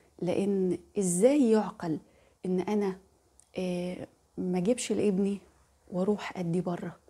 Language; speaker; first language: Arabic; native; Arabic